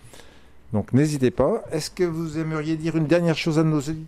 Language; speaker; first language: French; native; French